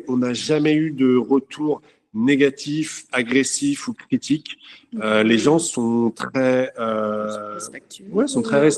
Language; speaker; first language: French; native; French